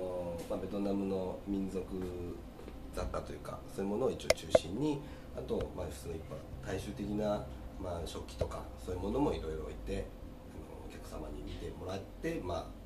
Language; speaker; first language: Japanese; native; Japanese